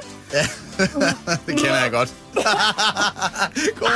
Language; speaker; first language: Danish; native; Danish